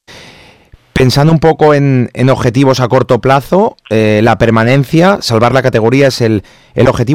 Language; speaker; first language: Spanish; native; Spanish